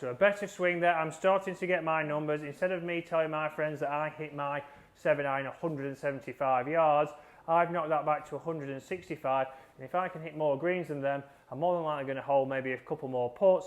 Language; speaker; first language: English; native; English